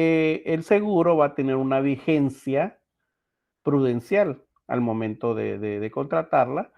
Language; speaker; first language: Spanish; native; Spanish